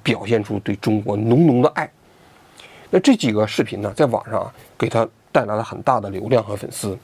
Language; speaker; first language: Chinese; native; Chinese